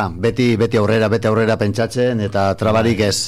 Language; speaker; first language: Basque; non-native, local second language; Spanish